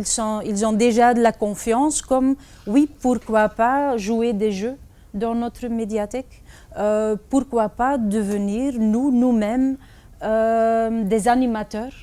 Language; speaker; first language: French; non-native, fluent; Dutch